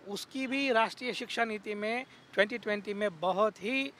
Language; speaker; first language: Hindi; non-native, local second language; Gujarati